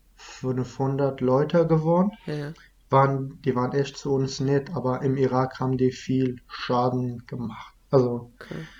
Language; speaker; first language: German; non-native, fluent; Kurdish